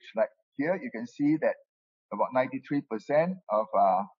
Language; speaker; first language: English; non-native, local second language; Min Nan Chinese